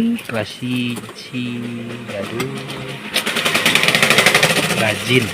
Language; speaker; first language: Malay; non-native, local second language; Sundanese